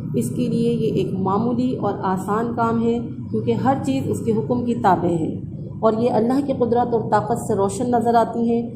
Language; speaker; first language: Urdu; native; Urdu